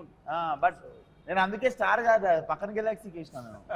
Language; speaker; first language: Telugu; native; Telugu